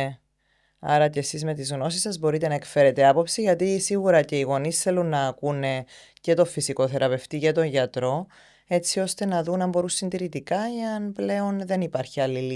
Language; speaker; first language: Greek; native; Greek